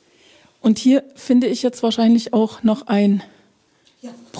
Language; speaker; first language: German; native; German